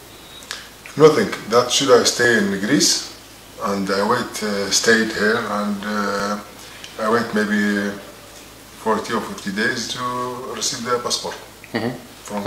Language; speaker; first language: English; non-native, learner; Arabic